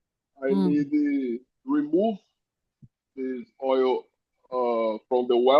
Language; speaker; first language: English; non-native, learner; Portuguese